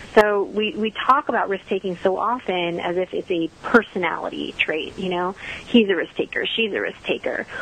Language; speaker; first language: English; native; English